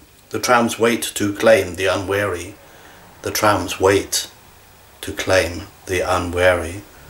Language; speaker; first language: English; native; English